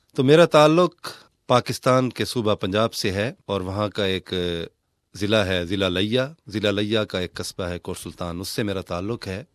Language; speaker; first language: Urdu; non-native, local second language; Saraiki